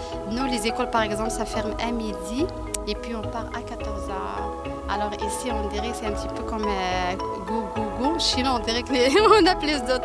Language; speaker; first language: French; non-native, local second language; Arabic